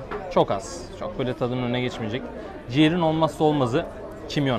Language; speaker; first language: Turkish; native; Turkish